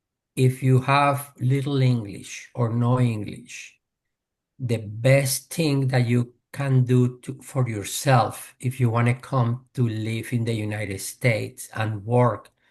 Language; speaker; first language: English; non-native, fluent; Spanish